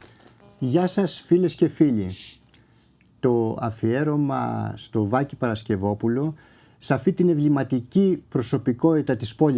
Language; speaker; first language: Greek; native; Greek